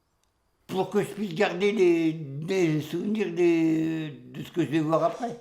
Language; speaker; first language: French; native; French